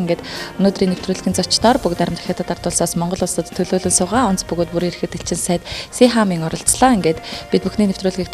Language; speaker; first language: Mongolian; native; Mongolian